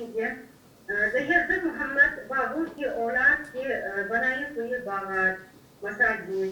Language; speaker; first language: Hindi; non-native, fluent; Uzbek